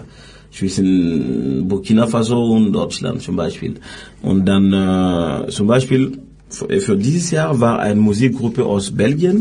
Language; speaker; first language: German; non-native, learner; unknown